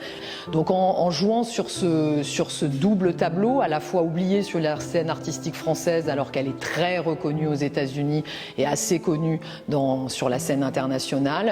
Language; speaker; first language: French; native; French